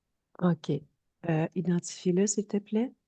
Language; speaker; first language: French; native; French